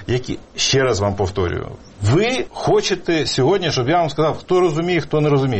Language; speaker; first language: Ukrainian; native; Ukrainian